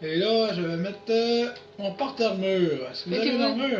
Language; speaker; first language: French; native; French